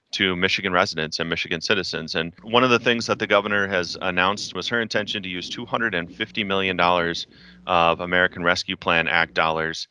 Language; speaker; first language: English; native; English